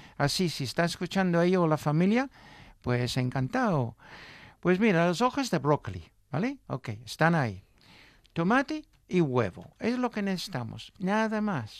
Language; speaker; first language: Spanish; non-native, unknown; English